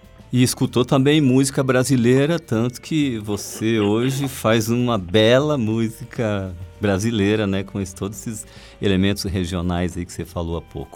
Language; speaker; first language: Portuguese; native; Portuguese